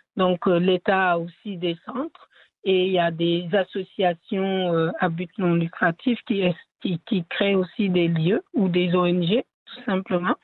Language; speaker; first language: French; non-native, local second language; Wolof